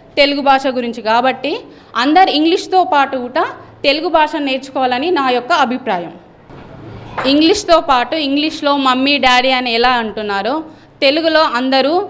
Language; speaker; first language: Telugu; native; Telugu